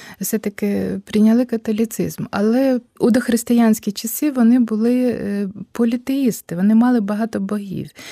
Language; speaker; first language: Ukrainian; early bilingual, heritage; Ukrainian